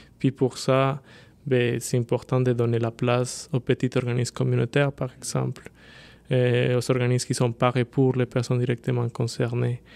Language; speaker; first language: French; non-native, fluent; Spanish